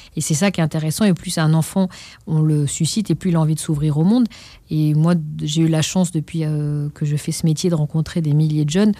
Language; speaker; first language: French; native; French